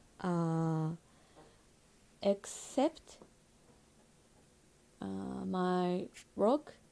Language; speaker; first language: English; non-native, learner; Japanese